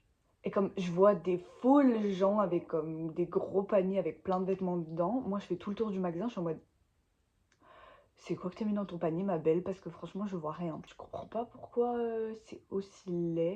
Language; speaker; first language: French; native; French